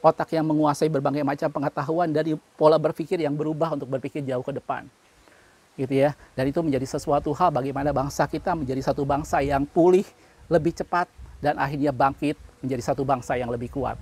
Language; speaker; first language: Indonesian; native; Indonesian